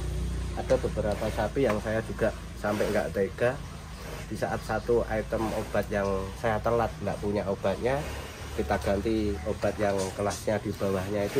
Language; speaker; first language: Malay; non-native, local second language; Javanese